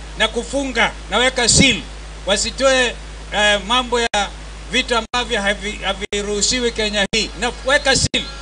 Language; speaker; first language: Swahili; non-native, local second language; Kamba